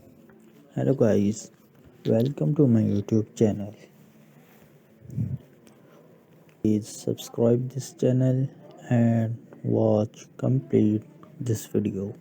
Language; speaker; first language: English; non-native, local second language; Urdu